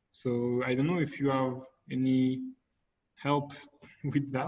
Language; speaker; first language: English; non-native, fluent; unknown